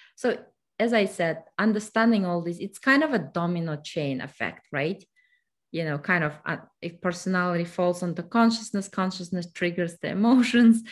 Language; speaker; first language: English; non-native, fluent; Kazakh